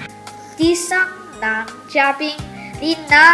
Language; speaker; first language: Chinese; non-native, learner; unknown